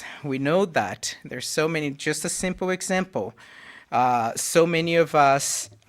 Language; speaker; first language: English; non-native, fluent; Portuguese